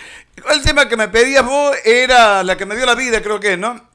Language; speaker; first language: Spanish; native; Spanish